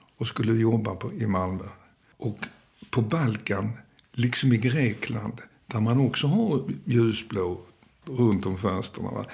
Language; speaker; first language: Swedish; early bilingual, other home language; Danish